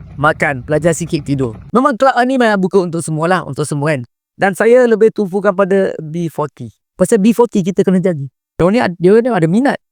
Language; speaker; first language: Malay; non-native, local second language; Tamil